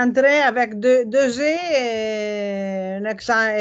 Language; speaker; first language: French; non-native, learner; Italian